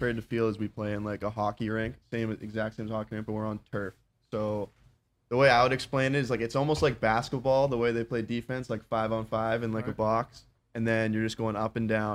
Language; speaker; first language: English; native; English